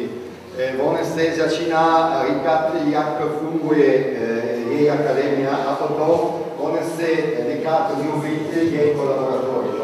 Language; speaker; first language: Czech; non-native, learner; Italian